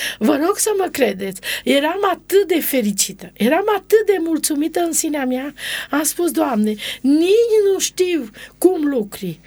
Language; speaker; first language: Romanian; non-native, local second language; Romany